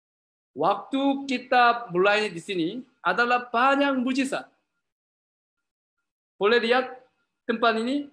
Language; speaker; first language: Indonesian; non-native, learner; Korean